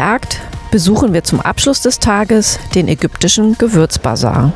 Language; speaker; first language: German; native; German